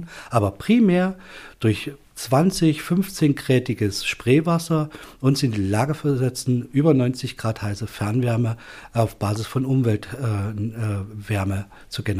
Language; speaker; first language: German; native; German